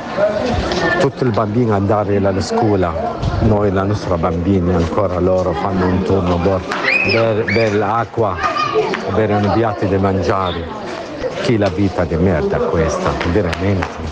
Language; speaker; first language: Italian; non-native, learner; Arabic